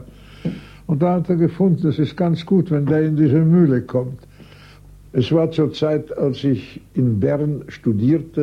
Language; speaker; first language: German; native; German